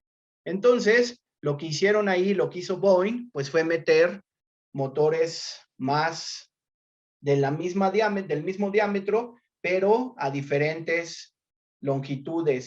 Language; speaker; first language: Spanish; native; Spanish